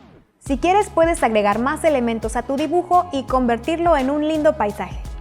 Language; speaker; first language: Spanish; native; Spanish